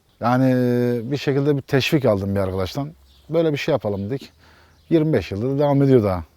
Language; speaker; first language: Turkish; native; Turkish